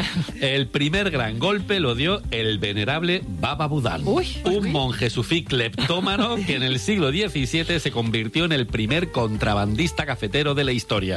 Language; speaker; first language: Spanish; native; Spanish